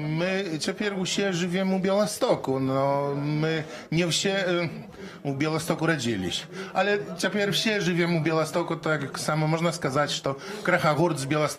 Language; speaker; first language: Polish; non-native, learner; Belarusian